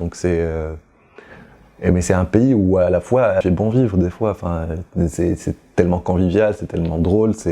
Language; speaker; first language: French; non-native, local second language; Arabic